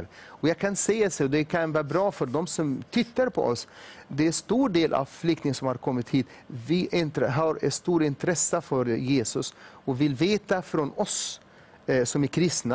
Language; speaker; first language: Swedish; non-native, fluent; Arabic